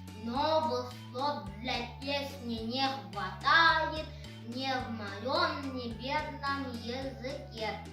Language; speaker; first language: Russian; non-native, local second language; Yakut